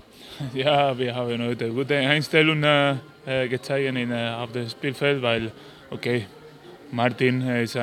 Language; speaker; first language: German; non-native, learner; Spanish